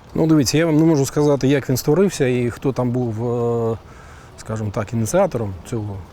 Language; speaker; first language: Ukrainian; native; Ukrainian